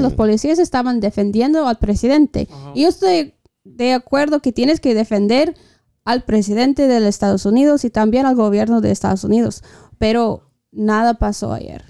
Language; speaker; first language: Spanish; non-native, fluent; English